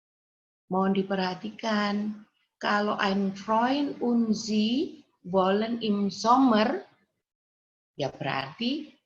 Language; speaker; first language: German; non-native, fluent; Indonesian